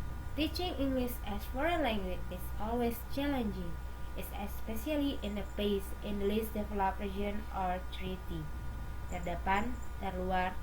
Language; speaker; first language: English; non-native, learner; Indonesian